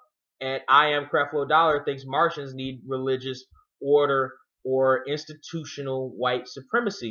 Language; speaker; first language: English; native; English